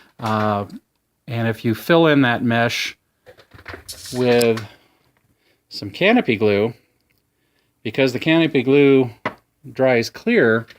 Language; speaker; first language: English; native; English